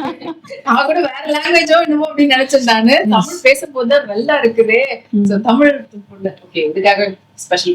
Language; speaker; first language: Tamil; native; Tamil